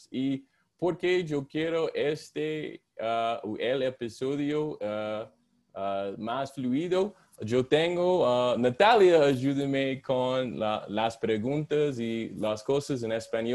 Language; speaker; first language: Spanish; non-native, learner; English